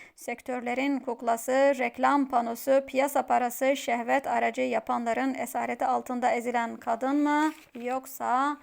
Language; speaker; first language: Turkish; native; Turkish